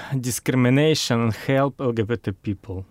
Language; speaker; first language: English; non-native, learner; Russian